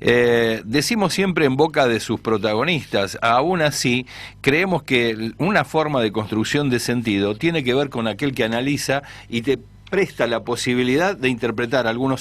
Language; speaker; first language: Spanish; native; Spanish